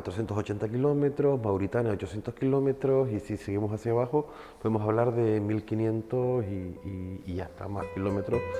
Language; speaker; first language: Spanish; native; Spanish